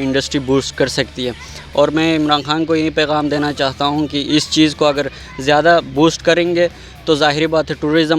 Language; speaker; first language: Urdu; non-native, local second language; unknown